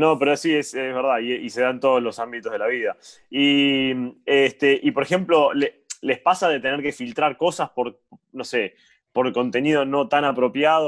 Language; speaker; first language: Spanish; native; Spanish